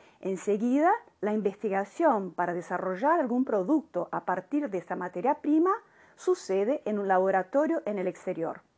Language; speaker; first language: Spanish; non-native, fluent; Portuguese